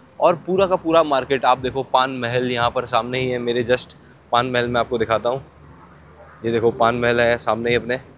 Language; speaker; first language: Hindi; native; Hindi